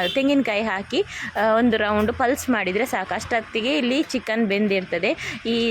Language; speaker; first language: Kannada; native; Kannada